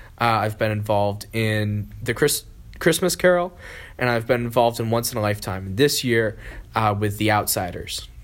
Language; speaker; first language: English; native; English